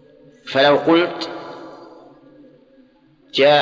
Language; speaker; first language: Arabic; native; Arabic